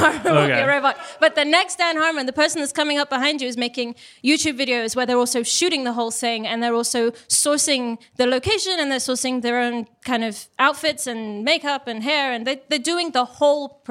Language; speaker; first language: English; native; English